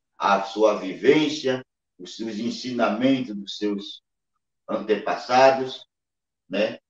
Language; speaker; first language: Portuguese; non-native, local second language; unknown